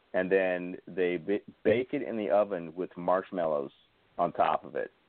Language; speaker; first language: English; native; English